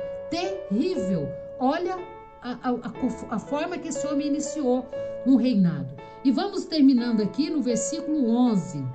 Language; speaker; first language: Portuguese; native; Portuguese